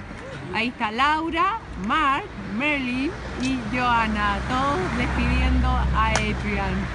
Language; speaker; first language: Spanish; native; Spanish